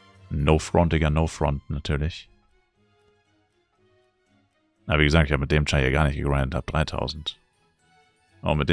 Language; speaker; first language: German; native; German